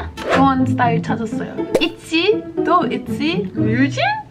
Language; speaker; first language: Korean; non-native, fluent; English